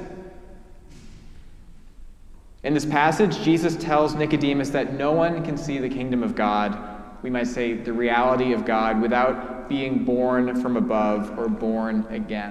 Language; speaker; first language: English; native; English